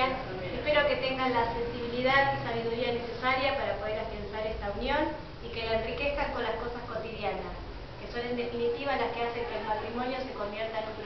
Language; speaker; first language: Spanish; native; Spanish